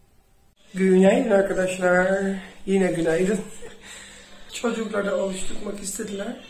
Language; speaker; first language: Turkish; early bilingual, heritage; Turkish